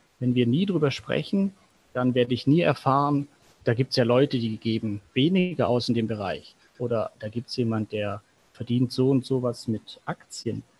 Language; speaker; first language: German; native; German